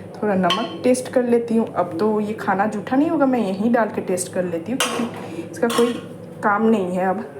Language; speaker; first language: Hindi; non-native, local second language; Bangla